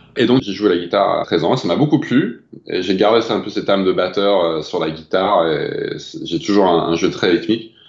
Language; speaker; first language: French; non-native, fluent; English